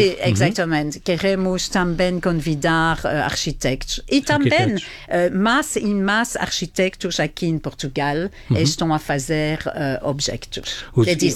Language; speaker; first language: Portuguese; non-native, fluent; French